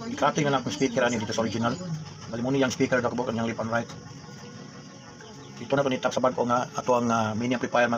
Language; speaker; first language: Cebuano; native; Cebuano